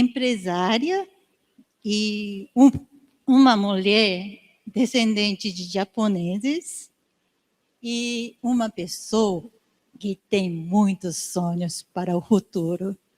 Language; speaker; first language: Portuguese; non-native, learner; Japanese